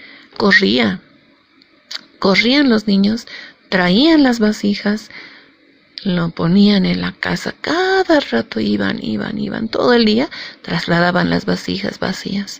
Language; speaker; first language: Spanish; native; Spanish